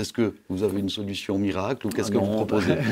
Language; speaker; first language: French; native; French